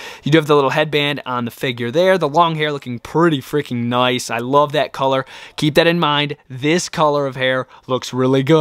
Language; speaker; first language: English; native; English